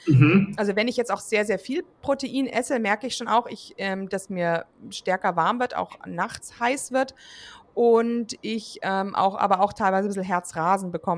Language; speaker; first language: German; native; German